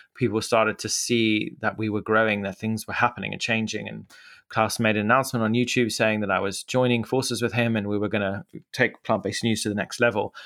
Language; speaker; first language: English; native; English